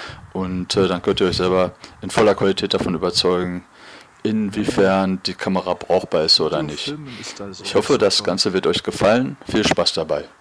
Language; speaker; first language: German; native; German